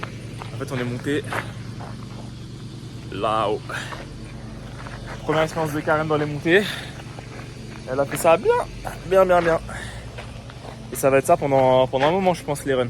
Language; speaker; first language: French; native; French